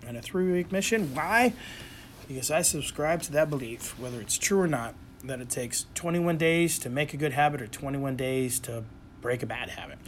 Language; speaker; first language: English; native; English